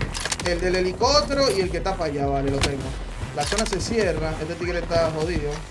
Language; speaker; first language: Spanish; native; Spanish